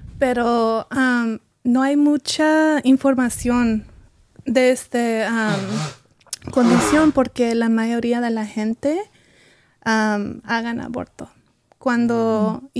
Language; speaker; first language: Spanish; early bilingual, heritage; Spanish